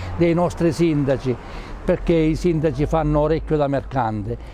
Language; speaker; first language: Italian; native; Italian